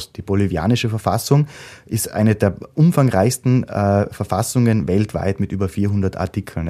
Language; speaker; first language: German; native; German